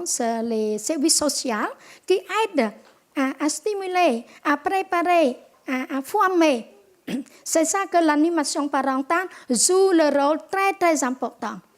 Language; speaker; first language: French; non-native, local second language; Khmer